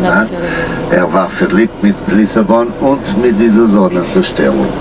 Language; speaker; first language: German; non-native, learner; Portuguese